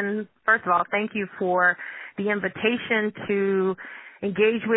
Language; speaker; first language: English; native; English